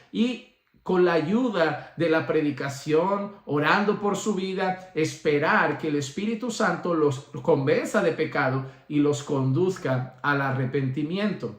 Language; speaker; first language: Spanish; native; Spanish